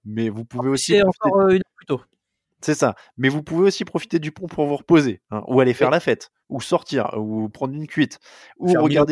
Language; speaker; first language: French; native; French